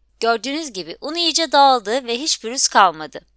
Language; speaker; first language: Turkish; native; Turkish